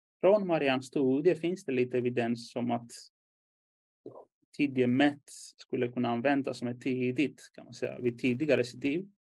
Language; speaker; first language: Swedish; non-native, fluent; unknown